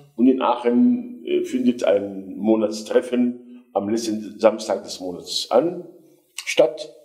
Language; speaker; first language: German; non-native, fluent; Arabic